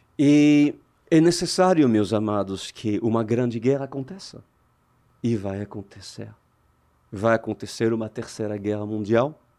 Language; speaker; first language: Portuguese; native; Portuguese